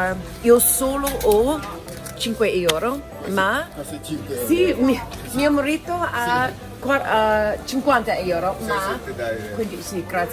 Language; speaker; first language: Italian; non-native, learner; English